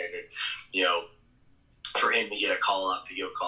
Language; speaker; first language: English; native; English